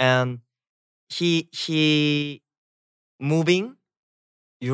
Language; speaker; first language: English; non-native, learner; Korean